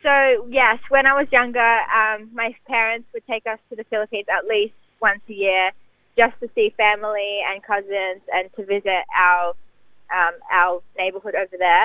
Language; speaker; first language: English; native; English